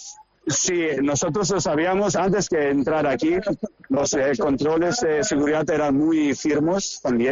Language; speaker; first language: Spanish; non-native, fluent; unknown